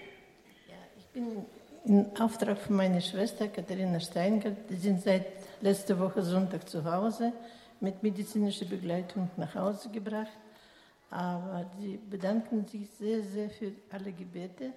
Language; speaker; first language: German; non-native, fluent; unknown